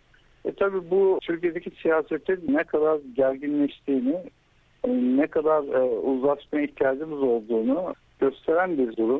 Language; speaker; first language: Turkish; native; Turkish